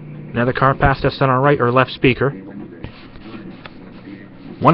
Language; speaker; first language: English; native; English